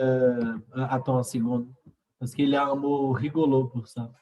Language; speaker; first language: French; non-native, learner; Portuguese